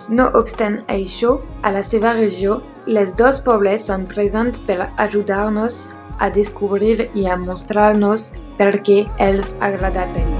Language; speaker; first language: Catalan; non-native, learner; French